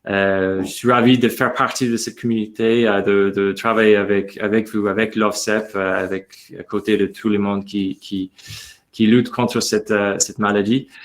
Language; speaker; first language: French; non-native, fluent; English